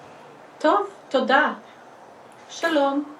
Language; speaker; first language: Hebrew; non-native, learner; English